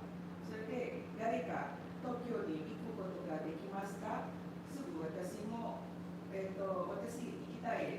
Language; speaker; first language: Japanese; non-native, learner; Indonesian